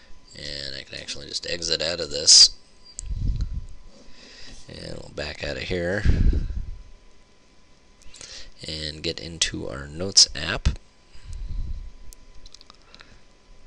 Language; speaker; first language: English; native; English